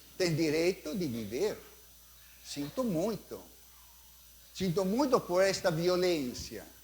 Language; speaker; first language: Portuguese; non-native, fluent; Italian